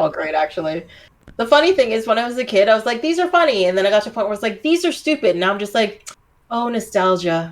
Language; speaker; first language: English; native; English